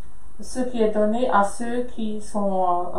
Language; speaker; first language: French; non-native, fluent; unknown